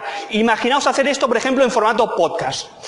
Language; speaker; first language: Spanish; native; Spanish